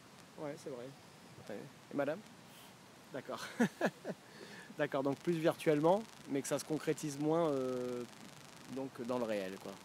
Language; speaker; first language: French; native; French